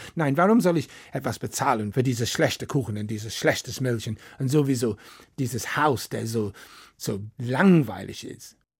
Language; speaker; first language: German; non-native, fluent; English